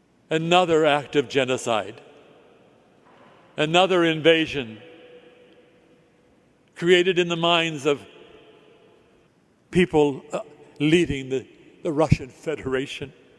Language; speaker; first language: English; native; English